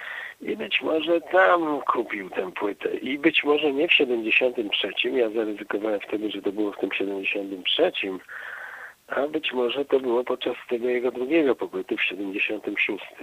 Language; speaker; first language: Polish; native; Polish